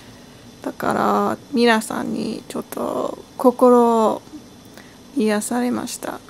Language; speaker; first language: Japanese; non-native, learner; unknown